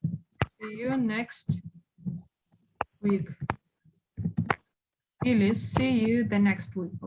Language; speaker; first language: English; non-native, fluent; Kyrgyz